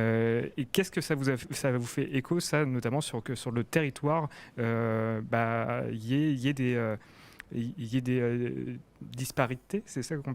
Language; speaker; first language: French; native; French